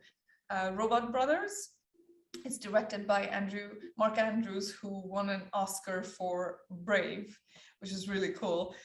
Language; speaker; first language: English; early bilingual, other home language; Persian